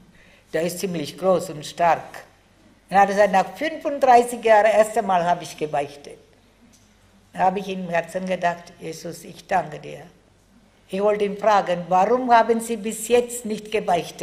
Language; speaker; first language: German; non-native, fluent; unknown